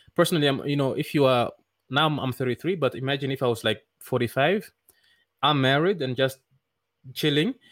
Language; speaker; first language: English; non-native, fluent; Dutch